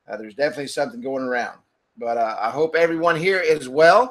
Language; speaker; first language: English; native; English